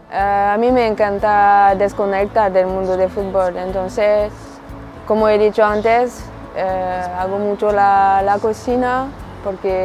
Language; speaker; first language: Spanish; non-native, learner; French